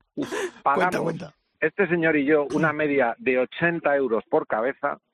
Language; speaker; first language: Spanish; native; Spanish